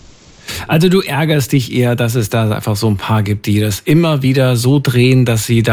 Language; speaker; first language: German; native; German